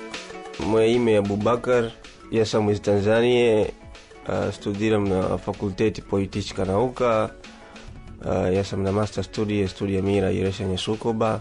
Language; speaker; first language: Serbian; non-native, learner; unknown